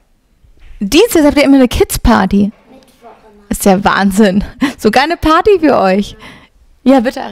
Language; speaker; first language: German; native; German